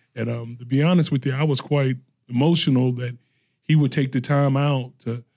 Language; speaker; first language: English; native; English